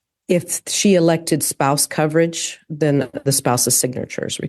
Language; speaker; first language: English; native; English